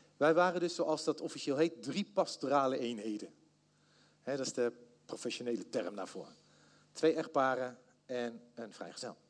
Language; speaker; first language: Dutch; native; Dutch